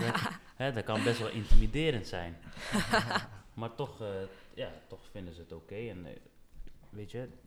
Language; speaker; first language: Dutch; early bilingual, other home language; Papiamento